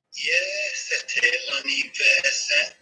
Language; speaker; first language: French; non-native, learner; English